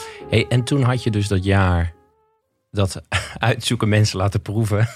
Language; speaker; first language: Dutch; native; Dutch